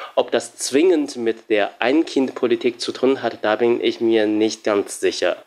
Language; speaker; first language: German; non-native, fluent; Chinese